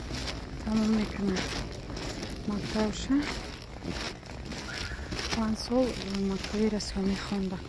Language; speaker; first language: Russian; non-native, learner; Tajik